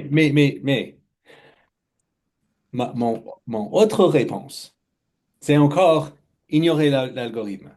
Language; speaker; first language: French; non-native, fluent; English